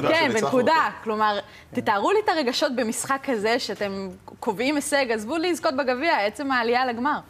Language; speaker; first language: Hebrew; native; Hebrew